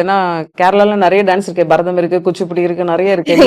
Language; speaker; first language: Tamil; native; Tamil